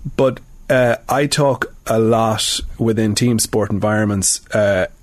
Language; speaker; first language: English; native; English